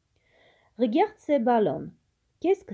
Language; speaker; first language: French; non-native, fluent; Armenian